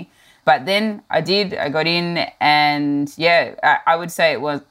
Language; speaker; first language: English; native; English